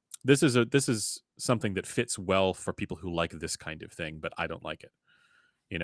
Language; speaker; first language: English; native; English